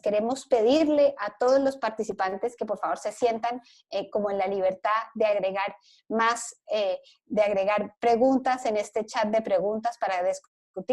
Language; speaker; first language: Spanish; native; Spanish